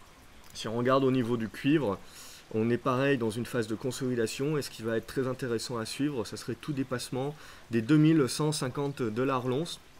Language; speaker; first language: French; native; French